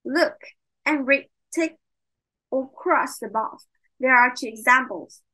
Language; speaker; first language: English; non-native, fluent; Vietnamese